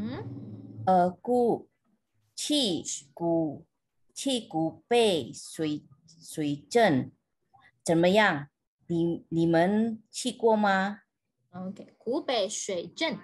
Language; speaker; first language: Chinese; non-native, learner; Indonesian